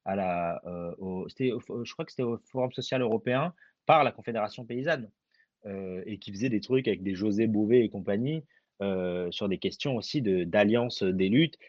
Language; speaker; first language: French; early bilingual, other home language; Arabic